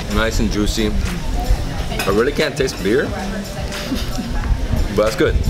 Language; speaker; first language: English; native; English